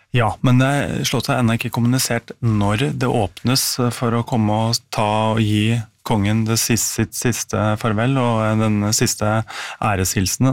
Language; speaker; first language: Norwegian; native; Norwegian